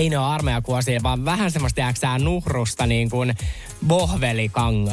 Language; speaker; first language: Finnish; native; Finnish